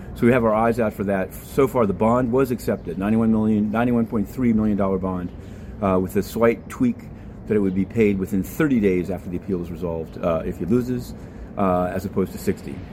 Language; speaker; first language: English; native; English